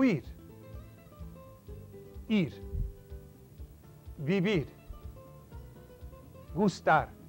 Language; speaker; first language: Spanish; non-native, fluent; English